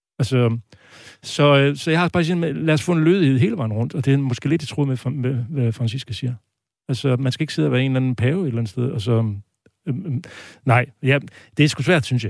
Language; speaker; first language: Danish; native; Danish